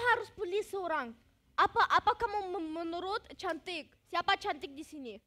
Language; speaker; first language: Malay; non-native, learner; German